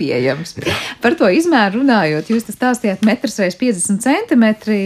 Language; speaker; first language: Latvian; native; Latvian